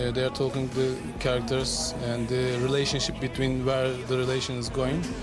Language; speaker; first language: English; non-native, learner; Turkish